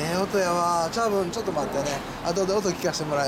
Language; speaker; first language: Japanese; native; Japanese